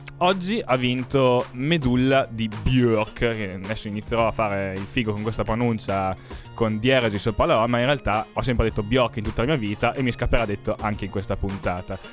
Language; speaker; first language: Italian; native; Italian